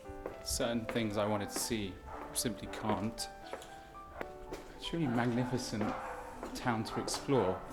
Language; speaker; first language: English; native; English